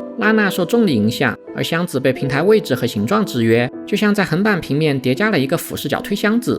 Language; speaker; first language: Chinese; native; Chinese